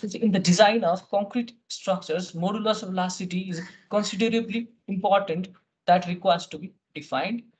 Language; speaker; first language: English; non-native, local second language; Nepali